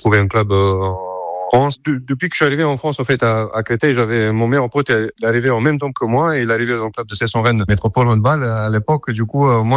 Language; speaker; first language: French; non-native, fluent; Croatian